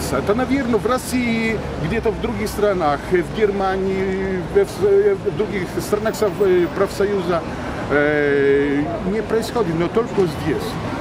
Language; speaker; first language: Russian; non-native, learner; Polish